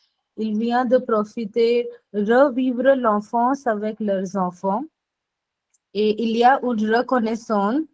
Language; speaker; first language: French; non-native, fluent; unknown